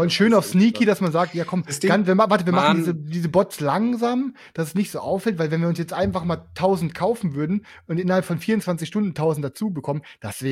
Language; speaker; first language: German; native; German